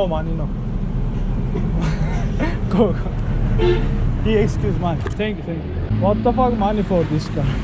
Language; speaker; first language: English; non-native, learner; Turkish